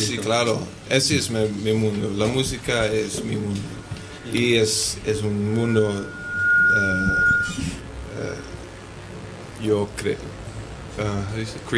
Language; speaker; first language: Spanish; non-native, learner; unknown